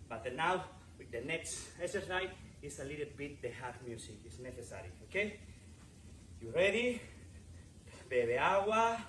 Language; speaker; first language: English; non-native, learner; Spanish